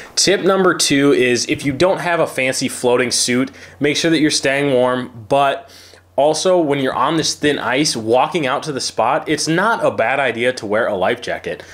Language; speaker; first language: English; native; English